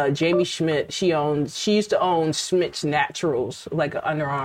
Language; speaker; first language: English; native; English